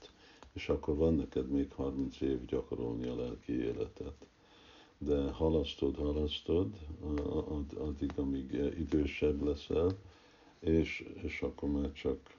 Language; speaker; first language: Hungarian; early bilingual, heritage; Hungarian